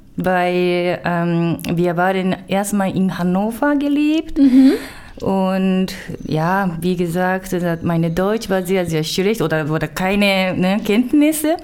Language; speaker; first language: German; non-native, learner; Japanese